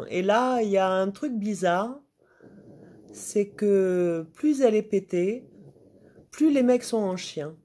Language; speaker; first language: French; native; French